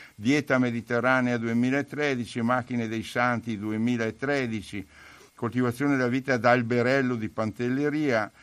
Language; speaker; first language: Italian; native; Italian